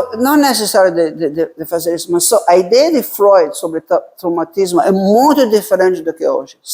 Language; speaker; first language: Portuguese; non-native, fluent; Italian